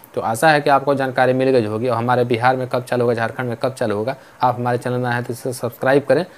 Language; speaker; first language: Hindi; native; Hindi